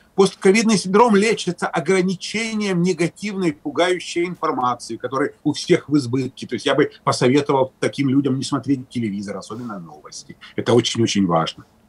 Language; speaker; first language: Russian; native; Russian